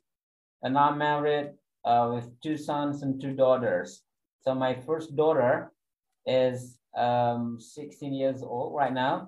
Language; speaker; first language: English; non-native, fluent; Indonesian